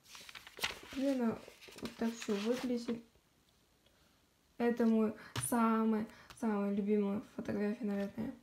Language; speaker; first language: Russian; non-native, local second language; Kazakh